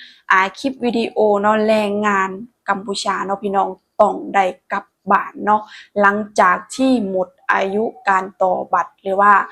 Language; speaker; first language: Thai; non-native, local second language; Northeastern Thai